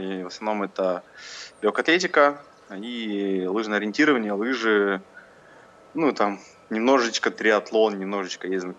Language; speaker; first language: Russian; native; Russian